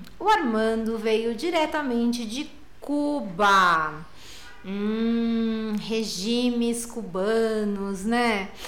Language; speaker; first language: Portuguese; native; Portuguese